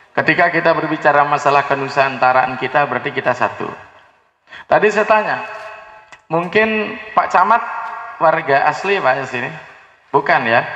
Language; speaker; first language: Indonesian; non-native, local second language; Balinese